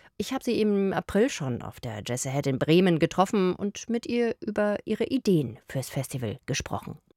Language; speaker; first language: German; native; German